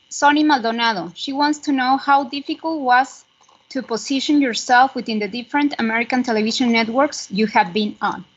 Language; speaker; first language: English; non-native, fluent; Spanish